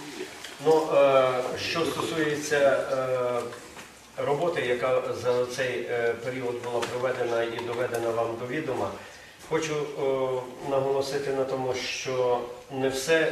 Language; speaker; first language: Ukrainian; native; Ukrainian